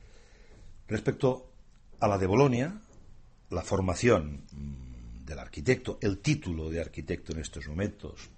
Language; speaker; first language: Spanish; native; Spanish